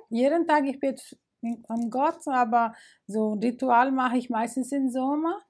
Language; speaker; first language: German; non-native, fluent; Portuguese